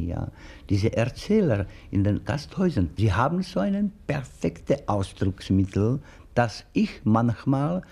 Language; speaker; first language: German; non-native, fluent; Czech